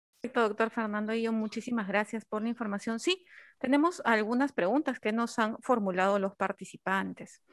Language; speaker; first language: Spanish; native; Spanish